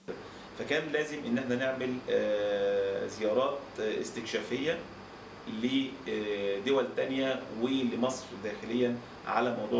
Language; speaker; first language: Arabic; native; Arabic